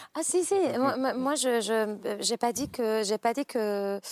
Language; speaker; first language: French; non-native, fluent; Persian